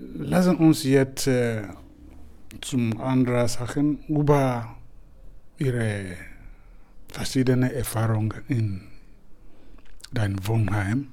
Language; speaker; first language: German; non-native, learner; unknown